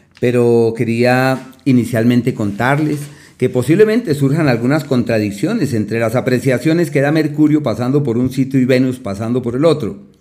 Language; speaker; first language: Spanish; native; Spanish